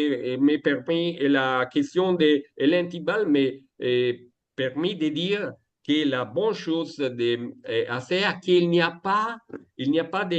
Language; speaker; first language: French; non-native, learner; Italian